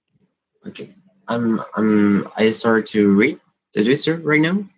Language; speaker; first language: English; non-native, learner; Spanish